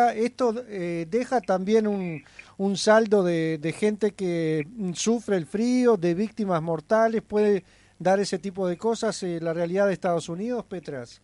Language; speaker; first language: Spanish; native; Spanish